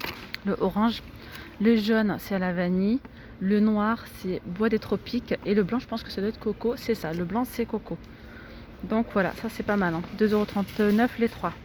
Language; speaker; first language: French; native; French